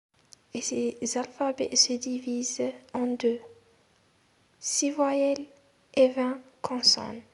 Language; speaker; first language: French; non-native, local second language; Arabic